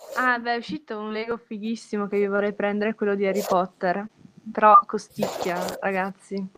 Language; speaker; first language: Italian; native; Italian